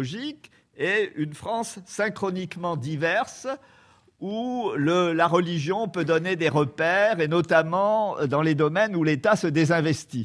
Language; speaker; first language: French; native; French